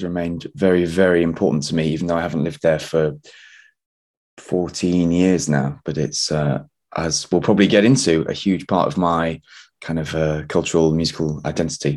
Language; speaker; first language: English; native; English